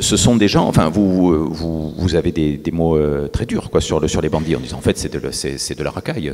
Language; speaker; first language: French; native; French